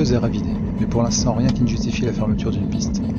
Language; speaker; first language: French; native; French